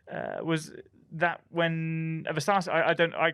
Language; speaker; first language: English; native; English